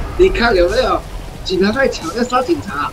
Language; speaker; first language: Chinese; native; Chinese